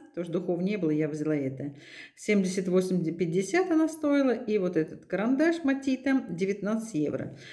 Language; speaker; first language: Russian; native; Russian